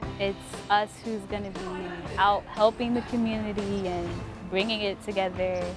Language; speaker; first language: English; native; English